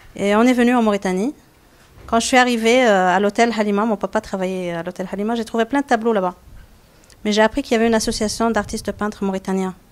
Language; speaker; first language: French; non-native, local second language; Arabic